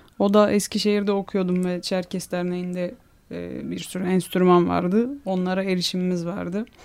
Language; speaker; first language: Turkish; non-native, local second language; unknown